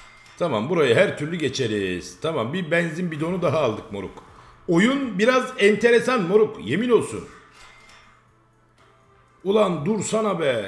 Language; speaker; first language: Turkish; native; Turkish